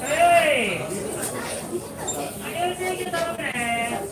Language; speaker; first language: Japanese; native; Japanese